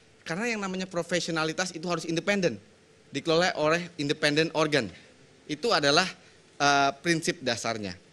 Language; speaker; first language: Indonesian; native; Indonesian